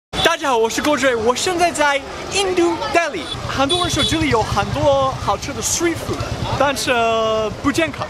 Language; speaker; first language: Chinese; non-native, learner; English